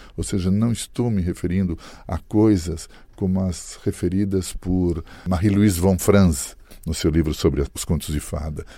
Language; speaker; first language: Portuguese; early bilingual, other home language; Italian